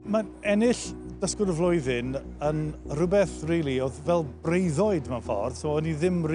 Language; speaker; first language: Welsh; non-native, fluent; English